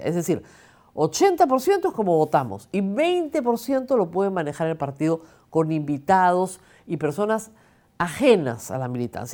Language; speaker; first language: Spanish; native; Spanish